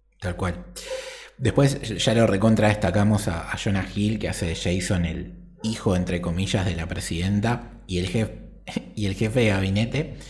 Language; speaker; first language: Spanish; native; Spanish